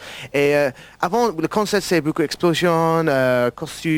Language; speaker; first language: French; non-native, learner; English